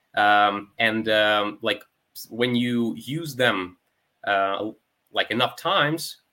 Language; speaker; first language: English; non-native, fluent; Ukrainian